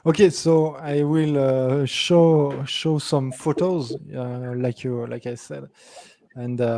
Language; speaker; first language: English; non-native, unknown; French